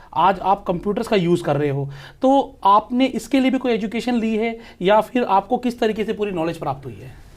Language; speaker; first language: Hindi; native; Hindi